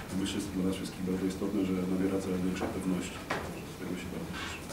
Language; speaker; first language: Polish; native; Polish